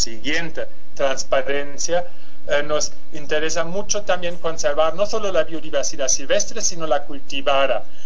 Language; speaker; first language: Spanish; non-native, fluent; German